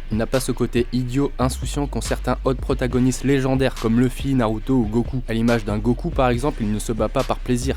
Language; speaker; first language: French; native; French